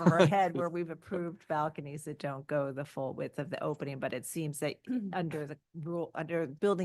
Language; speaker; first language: English; native; English